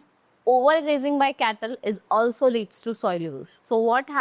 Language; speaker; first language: English; non-native, local second language; Hindi